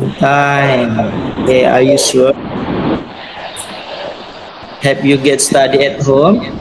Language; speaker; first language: English; non-native, fluent; Indonesian